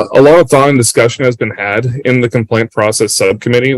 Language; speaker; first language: English; native; English